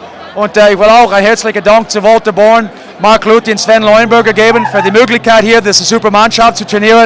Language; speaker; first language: German; non-native, fluent; English